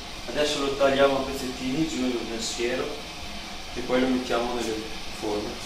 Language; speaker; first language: Italian; native; Italian